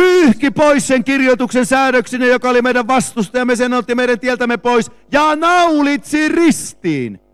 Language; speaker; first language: Finnish; native; Finnish